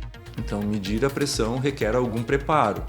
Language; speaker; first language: Portuguese; native; Portuguese